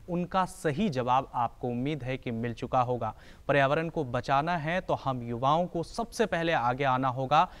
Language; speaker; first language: Hindi; native; Hindi